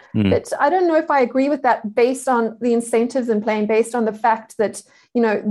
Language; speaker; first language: English; native; English